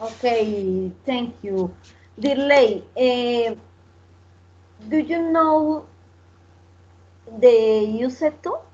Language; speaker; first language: English; non-native, learner; Spanish